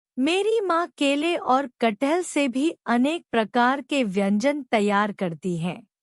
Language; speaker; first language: Hindi; native; Hindi